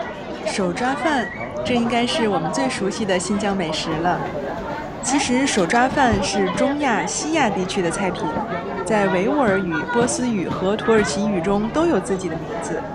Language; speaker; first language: Chinese; native; Chinese